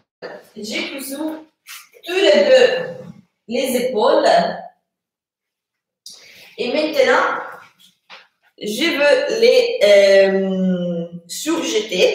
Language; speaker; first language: French; non-native, fluent; Italian